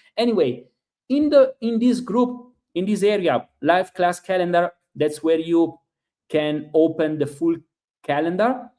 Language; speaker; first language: English; non-native, fluent; Italian